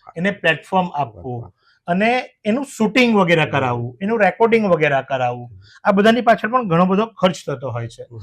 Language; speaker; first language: Gujarati; native; Gujarati